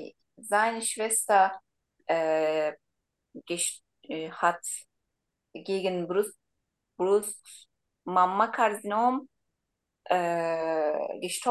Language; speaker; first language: German; non-native, learner; Turkish